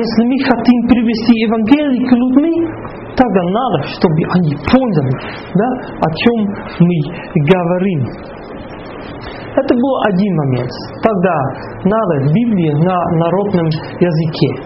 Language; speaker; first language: Russian; non-native, fluent; Dutch